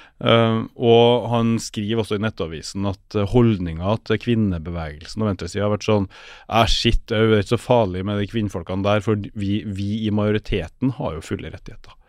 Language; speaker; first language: Norwegian; native; Norwegian